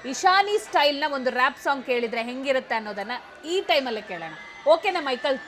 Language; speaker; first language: Kannada; native; Kannada